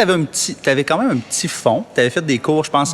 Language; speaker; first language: French; native; French